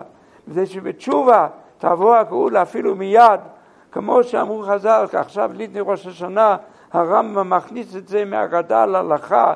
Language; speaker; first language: Hebrew; non-native, fluent; English